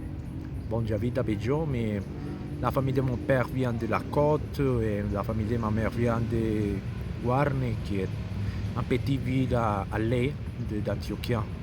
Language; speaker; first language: French; non-native, learner; Spanish